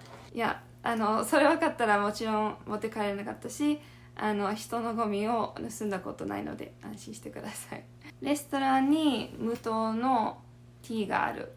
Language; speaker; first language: Japanese; non-native, fluent; English